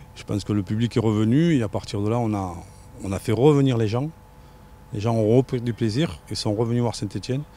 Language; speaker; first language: French; native; French